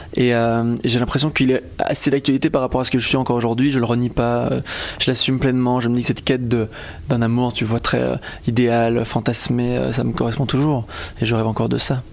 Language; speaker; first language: French; native; French